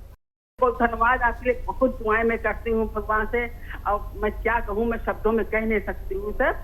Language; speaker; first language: Hindi; native; Hindi